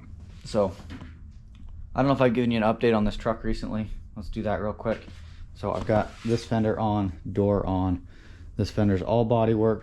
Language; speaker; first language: English; native; English